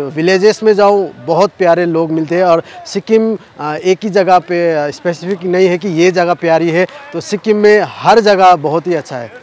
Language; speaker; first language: Hindi; non-native, local second language; Nepali